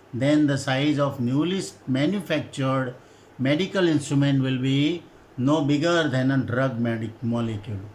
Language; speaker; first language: English; non-native, local second language; Gujarati